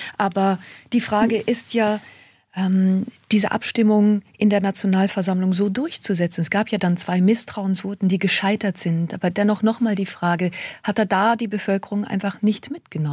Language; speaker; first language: German; native; German